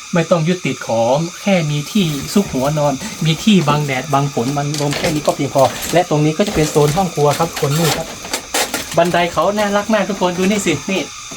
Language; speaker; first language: Thai; native; Thai